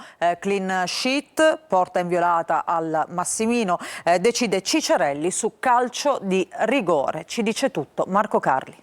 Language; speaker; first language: Italian; native; Italian